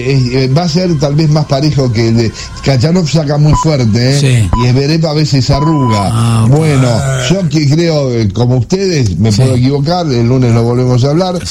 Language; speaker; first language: Spanish; native; Spanish